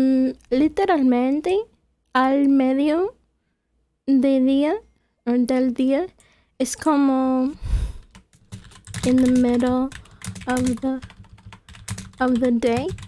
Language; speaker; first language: Spanish; non-native, fluent; English